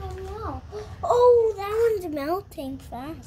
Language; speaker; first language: English; early bilingual, other home language; Russian